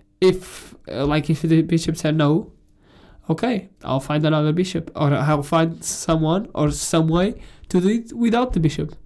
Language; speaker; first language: English; non-native, fluent; Portuguese